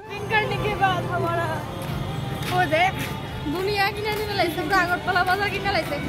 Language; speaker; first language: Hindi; non-native, local second language; Bangla